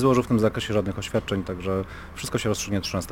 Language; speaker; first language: Polish; native; Polish